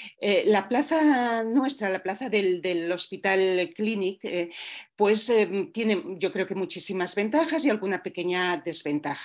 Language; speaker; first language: Spanish; native; Spanish